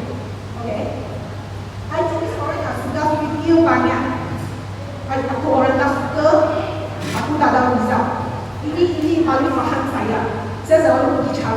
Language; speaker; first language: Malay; non-native, local second language; Chinese